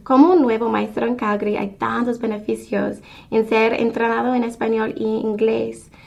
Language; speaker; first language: Spanish; non-native, fluent; English